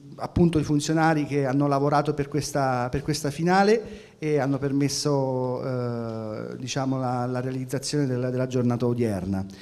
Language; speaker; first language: Italian; native; Italian